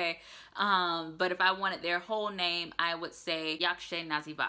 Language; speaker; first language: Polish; non-native, learner; English